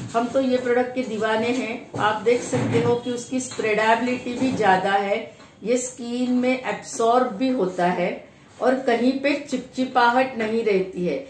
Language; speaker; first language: Hindi; non-native, local second language; Marathi